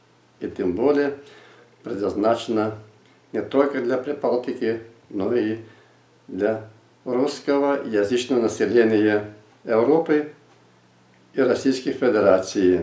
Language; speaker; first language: Russian; non-native, local second language; Lithuanian